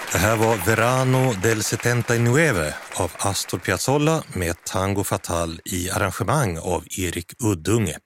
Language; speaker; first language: Swedish; native; Swedish